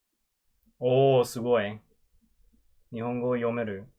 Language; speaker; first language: Japanese; non-native, learner; English